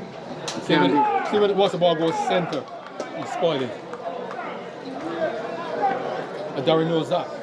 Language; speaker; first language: English; native; English